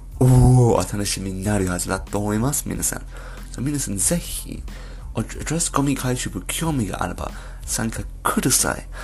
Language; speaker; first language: Japanese; non-native, learner; English